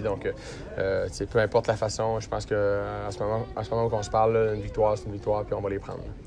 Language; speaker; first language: French; native; French